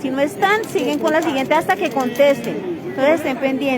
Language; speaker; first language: Spanish; native; Spanish